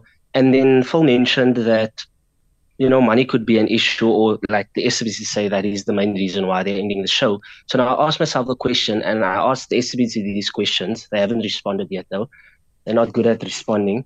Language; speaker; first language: English; non-native, local second language; Afrikaans